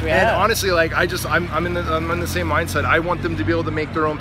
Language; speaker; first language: English; native; English